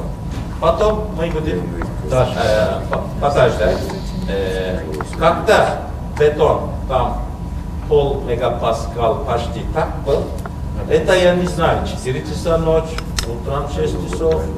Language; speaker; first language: Russian; non-native, learner; Turkish